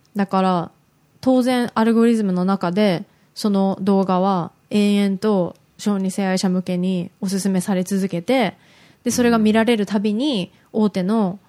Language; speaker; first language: Japanese; early bilingual, heritage; Japanese